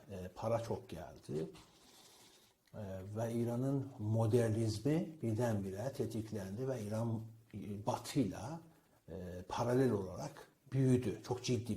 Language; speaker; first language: Turkish; non-native, fluent; Azerbaijani